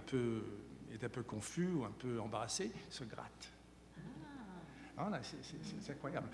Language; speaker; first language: French; native; French